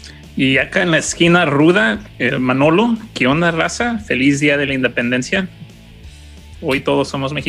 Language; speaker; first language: Spanish; early bilingual, heritage; Spanish